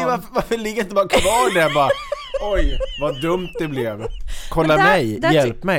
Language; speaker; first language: Swedish; native; Swedish